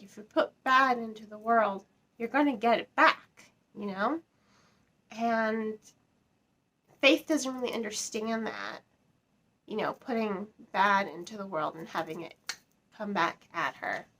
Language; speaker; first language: English; native; English